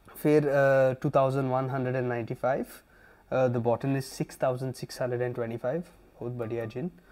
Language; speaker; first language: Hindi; non-native, local second language; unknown